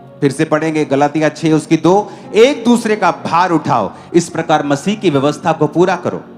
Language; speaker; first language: Hindi; non-native, local second language; Punjabi